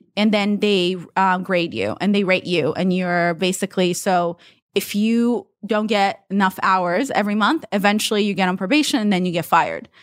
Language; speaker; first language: English; non-native, fluent; Hebrew